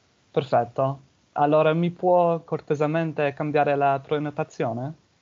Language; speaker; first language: Italian; non-native, fluent; English